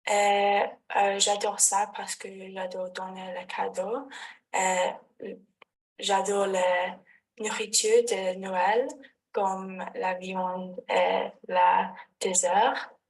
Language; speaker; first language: French; non-native, learner; English